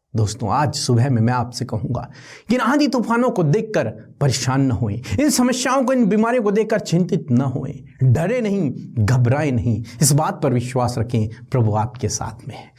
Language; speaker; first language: Hindi; native; Hindi